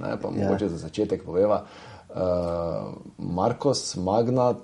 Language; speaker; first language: Slovenian; native; Slovenian